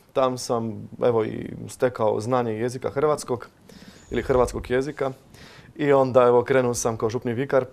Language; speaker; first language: Croatian; non-native, fluent; Polish